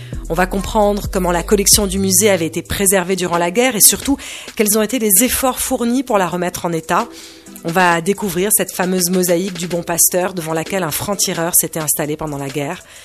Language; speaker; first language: French; non-native, local second language; Arabic